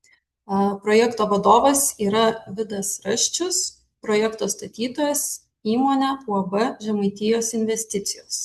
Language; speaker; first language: Lithuanian; native; Lithuanian